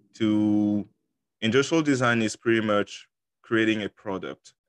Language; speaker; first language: English; non-native, fluent; French